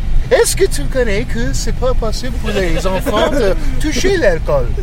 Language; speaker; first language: French; non-native, learner; English